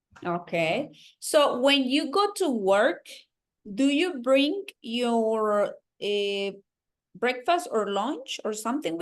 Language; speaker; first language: English; non-native, fluent; Spanish